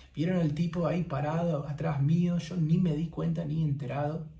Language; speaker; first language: Spanish; non-native, fluent; English